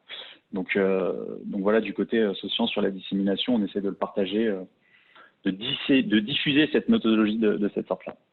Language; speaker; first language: French; native; French